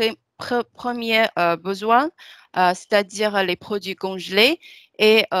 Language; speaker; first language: French; non-native, fluent; Chinese